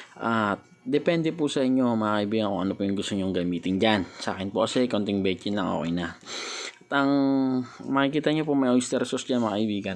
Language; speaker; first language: Filipino; non-native, local second language; Iloko